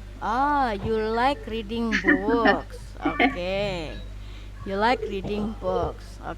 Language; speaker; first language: English; non-native, fluent; Indonesian